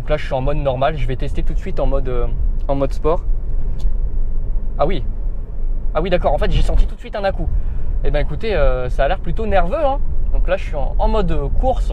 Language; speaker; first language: French; native; French